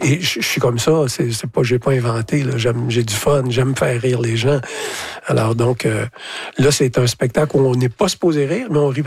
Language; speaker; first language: French; native; French